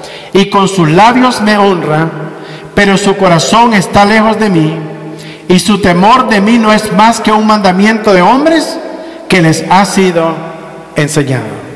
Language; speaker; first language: Spanish; native; Spanish